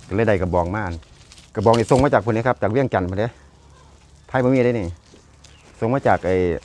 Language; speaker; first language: Thai; non-native, local second language; Lao